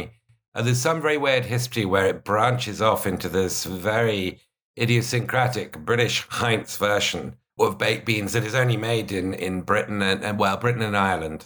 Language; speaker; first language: English; native; English